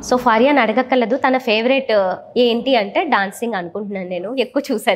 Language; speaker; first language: Telugu; native; Telugu